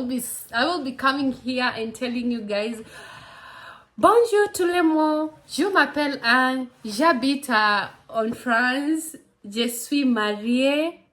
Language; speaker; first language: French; non-native, learner; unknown